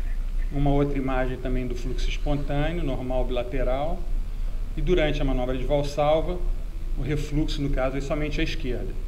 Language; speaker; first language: Portuguese; native; Portuguese